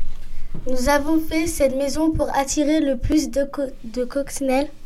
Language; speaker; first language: French; native; French